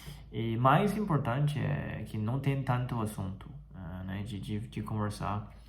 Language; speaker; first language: Portuguese; non-native, fluent; Chinese